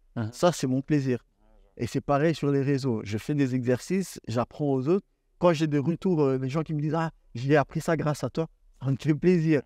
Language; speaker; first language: French; native; French